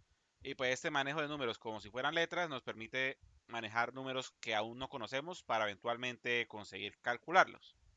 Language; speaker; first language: Spanish; native; Spanish